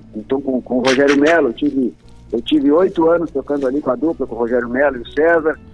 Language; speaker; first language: Portuguese; native; Portuguese